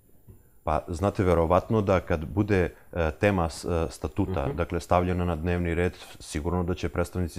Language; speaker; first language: Serbian; native; Serbian